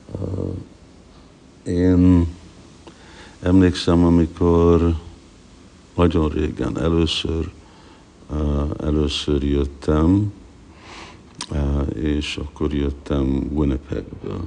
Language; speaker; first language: Hungarian; early bilingual, heritage; Hungarian